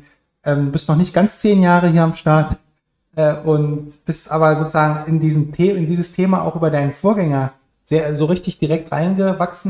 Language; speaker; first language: German; native; German